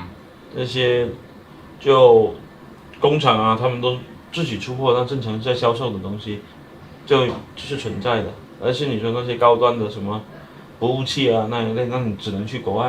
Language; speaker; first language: Chinese; native; Chinese